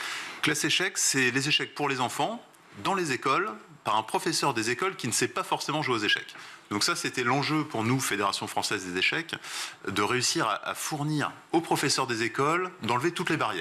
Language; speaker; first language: French; native; French